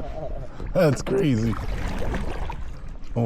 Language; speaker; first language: English; native; English